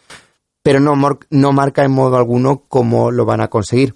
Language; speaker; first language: Spanish; native; Spanish